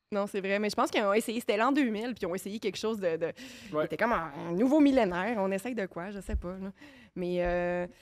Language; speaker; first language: French; native; French